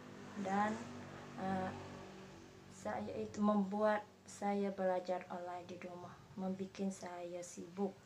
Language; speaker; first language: Indonesian; non-native, learner; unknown